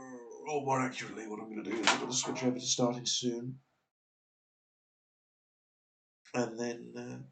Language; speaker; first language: English; native; English